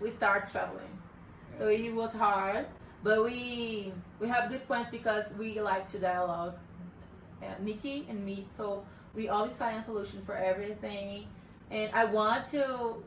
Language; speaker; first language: English; non-native, learner; Portuguese